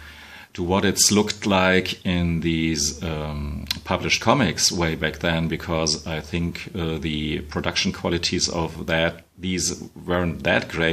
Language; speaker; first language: English; non-native, fluent; German